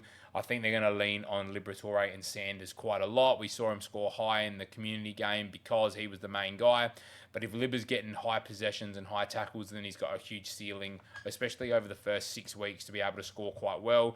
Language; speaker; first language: English; native; English